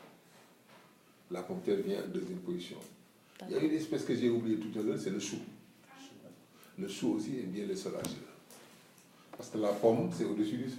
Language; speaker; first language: French; non-native, local second language; Wolof